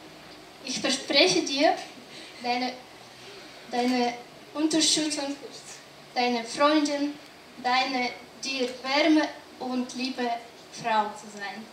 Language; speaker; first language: German; non-native, learner; Russian